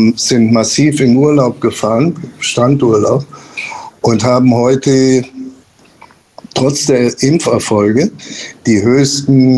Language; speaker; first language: German; non-native, fluent; Spanish